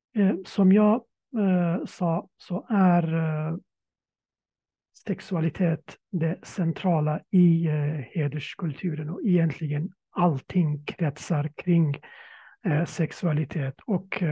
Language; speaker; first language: Swedish; non-native, fluent; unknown